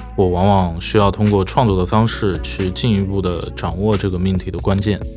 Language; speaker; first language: Chinese; native; Chinese